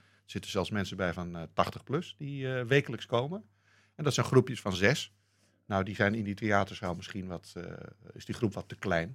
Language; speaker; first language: Dutch; native; Dutch